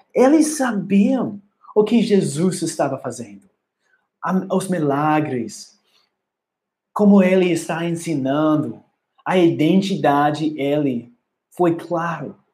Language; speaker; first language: Portuguese; non-native, learner; English